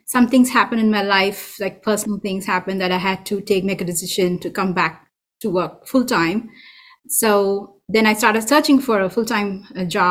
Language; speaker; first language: English; non-native, local second language; Tamil